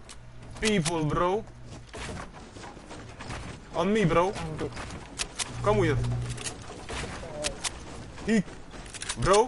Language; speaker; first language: English; non-native, learner; French